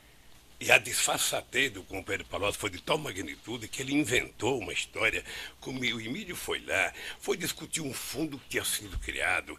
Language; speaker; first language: Portuguese; native; Portuguese